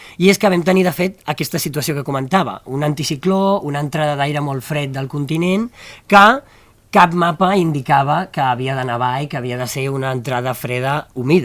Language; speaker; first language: Catalan; native; Catalan